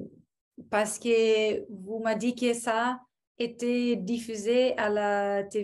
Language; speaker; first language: French; non-native, fluent; Portuguese